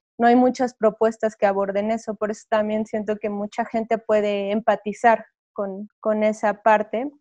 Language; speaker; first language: Spanish; native; Spanish